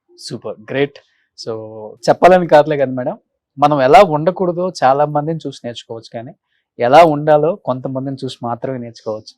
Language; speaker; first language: Telugu; native; Telugu